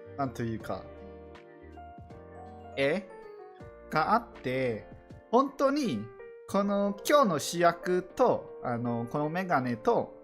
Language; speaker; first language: Japanese; non-native, learner; English